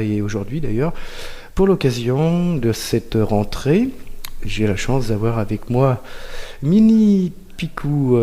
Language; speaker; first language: French; native; French